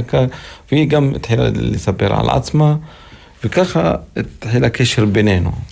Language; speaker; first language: Hebrew; non-native, local second language; Arabic